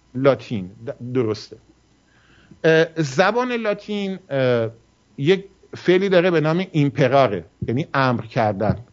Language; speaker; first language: Persian; early bilingual, heritage; Persian